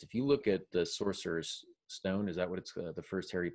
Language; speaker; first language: English; native; English